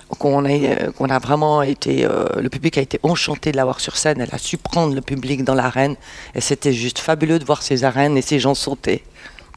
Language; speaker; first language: French; native; French